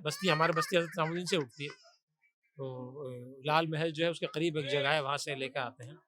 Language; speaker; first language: Hindi; native; Hindi